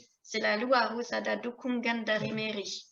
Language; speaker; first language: Indonesian; non-native, fluent; French